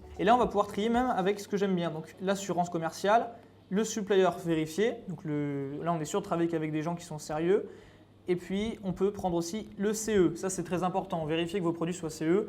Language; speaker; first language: French; native; French